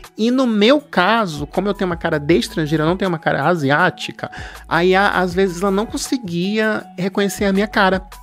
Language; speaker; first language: Portuguese; native; Portuguese